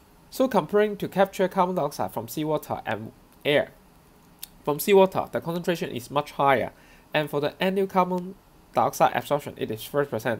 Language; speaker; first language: English; non-native, local second language; Cantonese